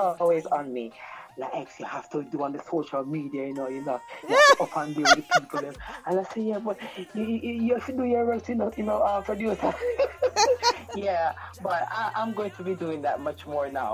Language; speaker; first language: English; non-native, local second language; Jamaican Creole English